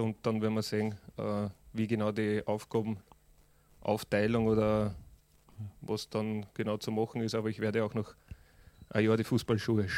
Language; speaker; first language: German; native; German